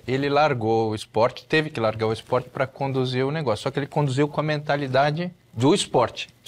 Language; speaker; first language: Portuguese; native; Portuguese